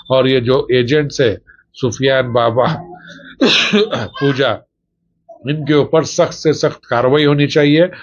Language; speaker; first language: Hindi; non-native, local second language; Urdu